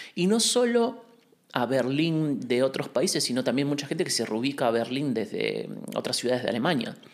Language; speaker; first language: Spanish; native; Spanish